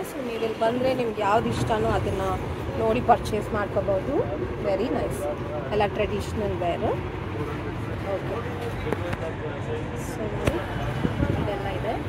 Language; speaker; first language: Kannada; native; Kannada